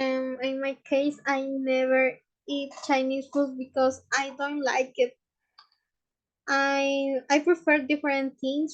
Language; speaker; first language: English; non-native, learner; Spanish